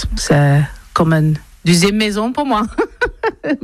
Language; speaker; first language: French; non-native, learner; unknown